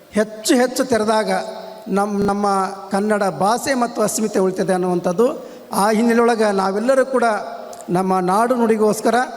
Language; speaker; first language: Kannada; native; Kannada